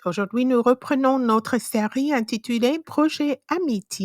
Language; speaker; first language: French; non-native, fluent; English